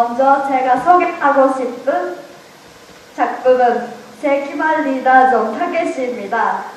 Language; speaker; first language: Korean; non-native, learner; Japanese